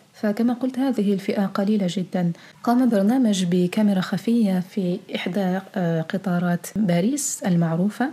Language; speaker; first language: Arabic; early bilingual, heritage; Arabic